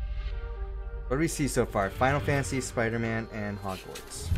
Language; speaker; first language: English; native; English